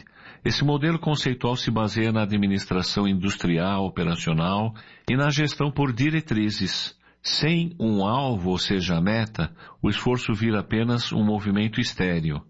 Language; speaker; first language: Portuguese; native; Portuguese